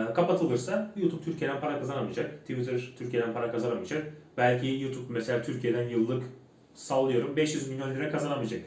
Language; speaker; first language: Turkish; native; Turkish